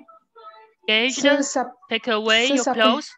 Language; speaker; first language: English; non-native, learner; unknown